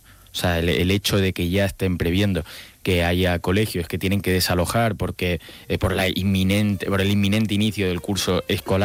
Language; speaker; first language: Spanish; native; Spanish